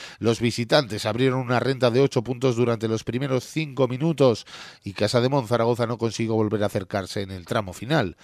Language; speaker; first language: Spanish; native; Spanish